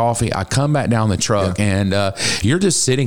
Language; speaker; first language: English; native; English